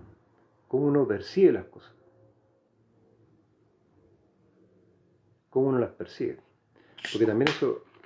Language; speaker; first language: Spanish; native; Spanish